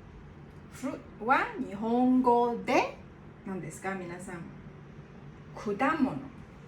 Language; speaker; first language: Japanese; non-native, fluent; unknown